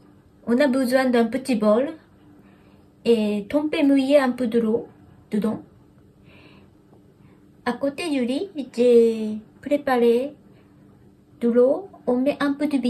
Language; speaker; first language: French; non-native, learner; Japanese